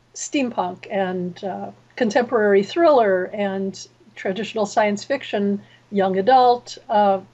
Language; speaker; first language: English; native; English